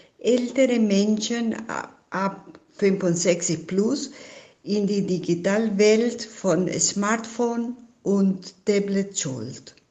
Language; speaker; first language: German; non-native, fluent; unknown